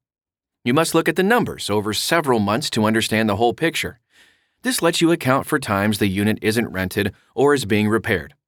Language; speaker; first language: English; native; English